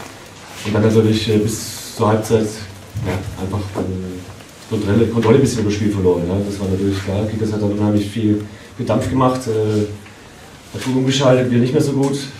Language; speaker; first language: German; native; German